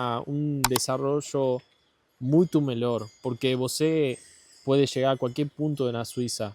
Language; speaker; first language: Portuguese; non-native, learner; Spanish